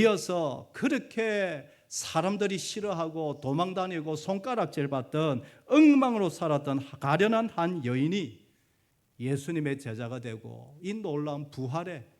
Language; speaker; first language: Korean; native; Korean